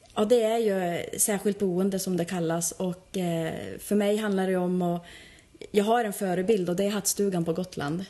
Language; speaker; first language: Swedish; native; Swedish